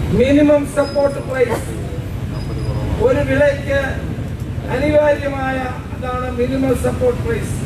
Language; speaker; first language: Malayalam; native; Malayalam